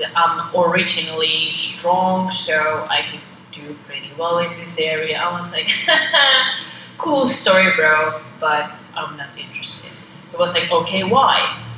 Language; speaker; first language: English; non-native, fluent; Estonian